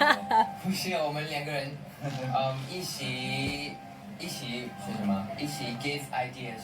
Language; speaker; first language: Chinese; non-native, learner; Thai